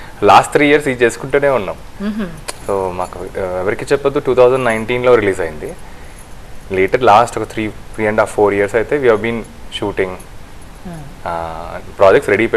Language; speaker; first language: Telugu; native; Telugu